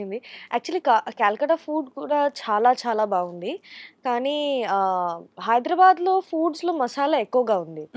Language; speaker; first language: Telugu; non-native, local second language; Bangla